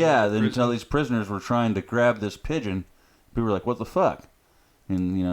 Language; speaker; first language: English; native; English